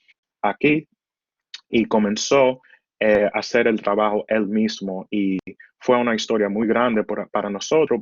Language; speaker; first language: Spanish; early bilingual, heritage; Spanish